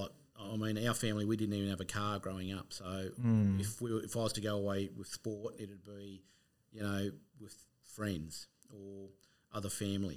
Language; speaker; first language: English; native; English